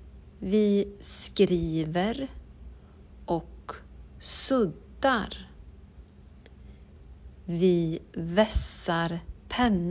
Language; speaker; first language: Swedish; non-native, learner; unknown